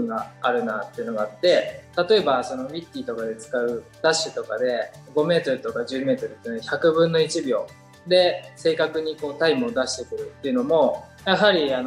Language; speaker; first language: Japanese; native; Japanese